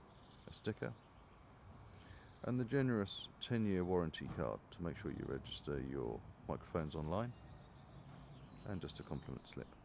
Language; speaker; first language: English; native; English